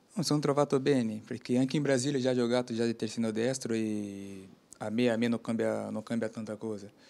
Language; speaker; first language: Italian; non-native, learner; Portuguese